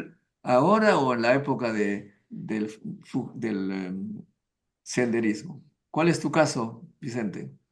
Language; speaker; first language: Spanish; native; Spanish